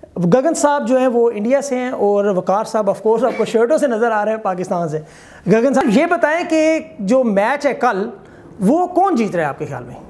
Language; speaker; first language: Urdu; native; Urdu